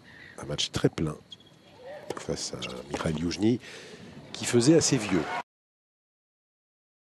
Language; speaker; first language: French; native; French